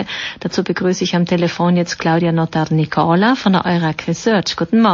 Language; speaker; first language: German; native; German